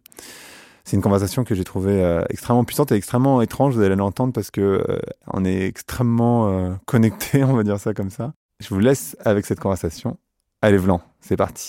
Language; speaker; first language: French; native; French